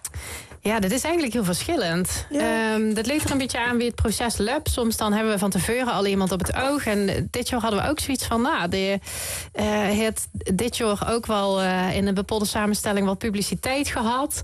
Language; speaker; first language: Dutch; native; Dutch